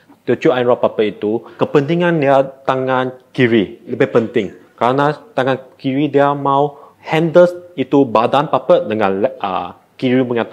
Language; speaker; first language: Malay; non-native, local second language; Chinese